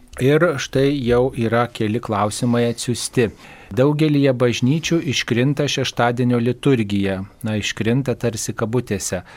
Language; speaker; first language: Lithuanian; native; Lithuanian